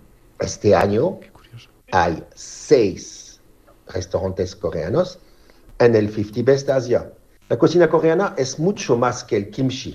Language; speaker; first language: Spanish; non-native, fluent; French